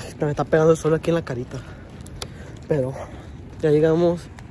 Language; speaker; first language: Spanish; early bilingual, heritage; Spanish